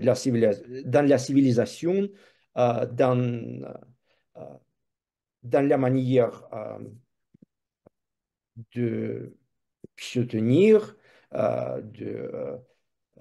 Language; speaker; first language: French; non-native, fluent; Russian